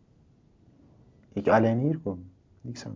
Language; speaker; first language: Dutch; non-native, learner; Turkish